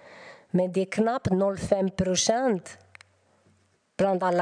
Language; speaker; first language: Swedish; non-native, fluent; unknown